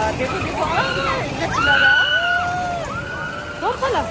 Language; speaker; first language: Hindi; non-native, fluent; Tibetan